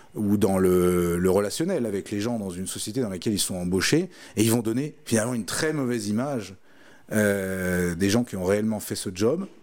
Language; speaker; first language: French; native; French